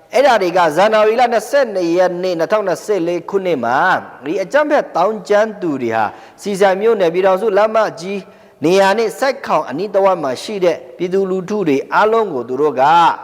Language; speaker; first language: Burmese; non-native, local second language; Pa'o Karen